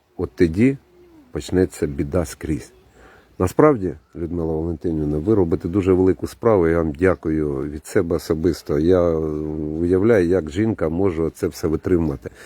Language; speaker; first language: Ukrainian; native; Ukrainian